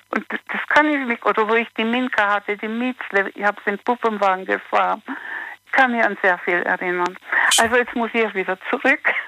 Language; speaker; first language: German; native; German